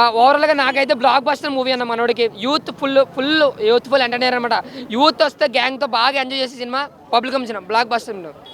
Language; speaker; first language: Telugu; native; Telugu